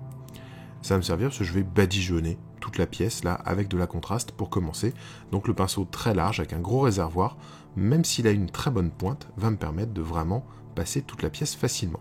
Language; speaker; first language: French; native; French